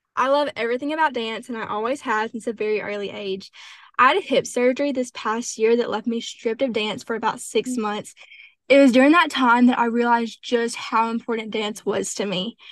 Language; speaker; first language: English; native; English